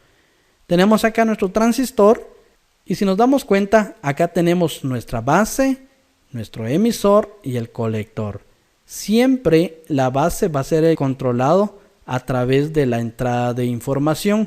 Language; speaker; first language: Spanish; native; Spanish